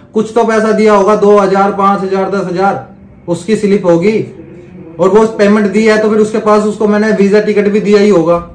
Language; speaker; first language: Hindi; native; Hindi